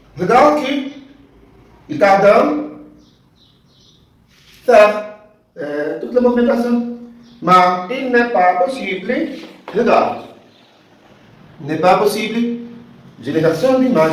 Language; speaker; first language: French; non-native, learner; Portuguese